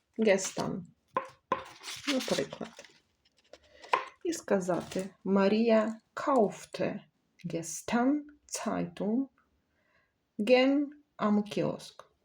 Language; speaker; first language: Ukrainian; native; Ukrainian